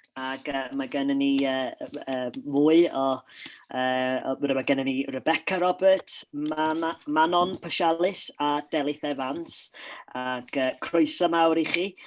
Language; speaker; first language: Welsh; non-native, local second language; English